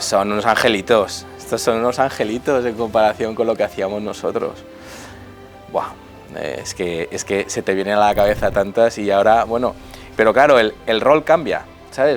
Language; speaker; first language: Spanish; native; Spanish